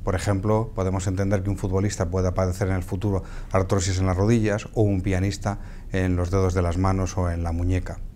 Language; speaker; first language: Spanish; native; Spanish